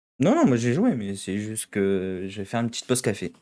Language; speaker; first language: French; native; French